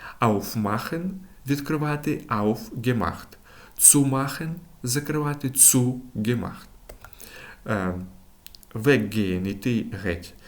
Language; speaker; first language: German; non-native, fluent; Ukrainian